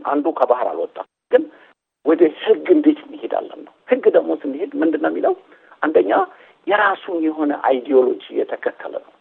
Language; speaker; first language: Amharic; non-native, local second language; Somali